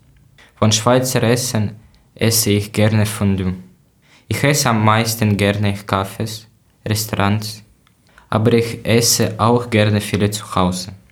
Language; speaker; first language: German; non-native, learner; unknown